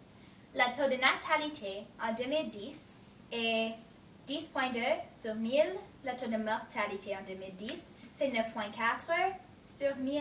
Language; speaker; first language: French; non-native, learner; English